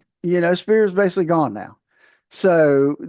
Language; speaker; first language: English; native; English